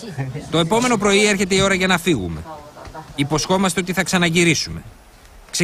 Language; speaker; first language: Greek; native; Greek